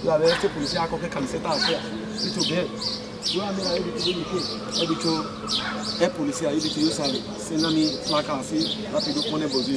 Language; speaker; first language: Spanish; non-native, learner; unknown